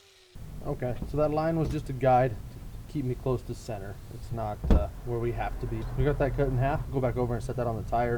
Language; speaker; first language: English; native; English